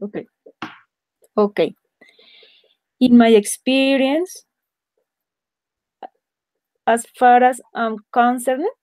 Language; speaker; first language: English; non-native, learner; Spanish